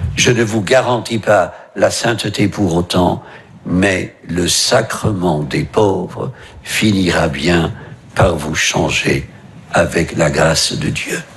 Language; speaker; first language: French; native; French